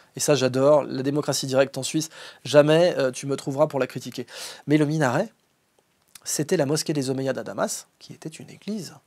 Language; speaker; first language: French; native; French